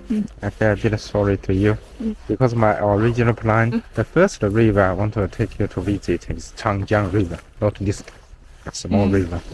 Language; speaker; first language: English; non-native, learner; Chinese